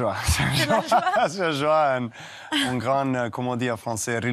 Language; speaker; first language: French; non-native, learner; Serbian